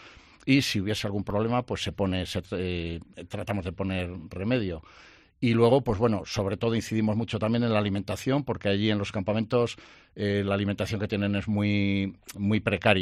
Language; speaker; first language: Spanish; native; Spanish